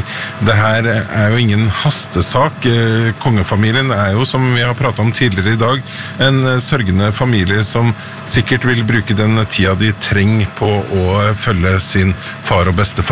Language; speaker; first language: Norwegian; native; Norwegian